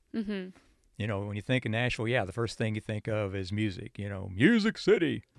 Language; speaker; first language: English; native; English